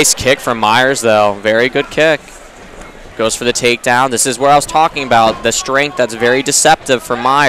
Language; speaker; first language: English; native; English